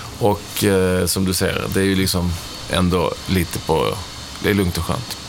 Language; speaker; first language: Swedish; native; Swedish